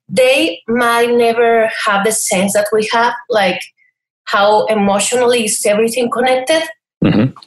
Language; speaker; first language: English; non-native, fluent; Spanish